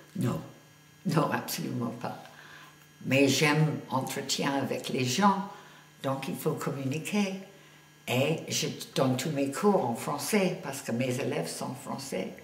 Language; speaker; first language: French; non-native, fluent; English